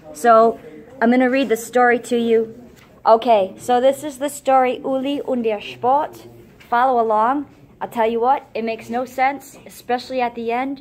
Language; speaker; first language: English; native; English